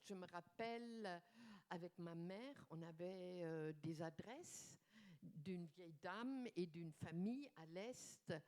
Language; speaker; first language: French; non-native, fluent; German